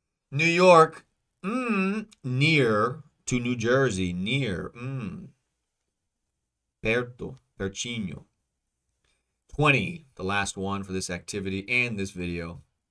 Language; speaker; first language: English; native; English